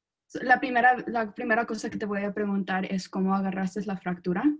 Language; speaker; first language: Spanish; non-native, learner; English